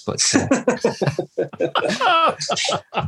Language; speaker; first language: English; native; English